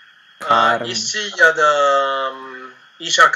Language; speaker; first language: Turkish; non-native, fluent; Spanish